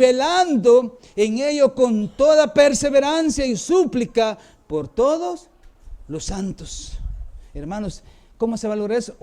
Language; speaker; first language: Spanish; native; Spanish